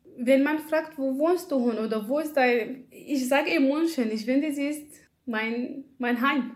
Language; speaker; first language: German; non-native, learner; Arabic